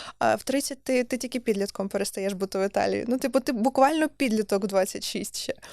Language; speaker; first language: Ukrainian; native; Ukrainian